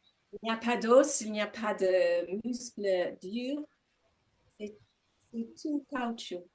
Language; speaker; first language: French; non-native, learner; English